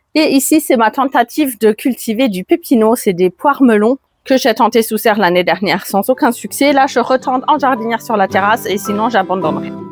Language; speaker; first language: French; non-native, fluent; German